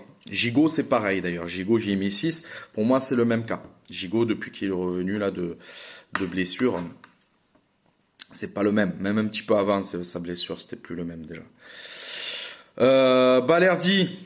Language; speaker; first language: French; native; French